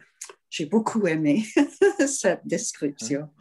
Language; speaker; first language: French; non-native, fluent; English